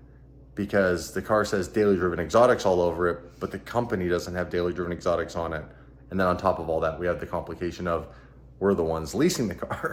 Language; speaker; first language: English; native; English